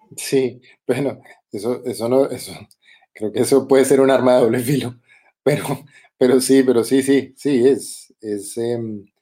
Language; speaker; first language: Spanish; native; Spanish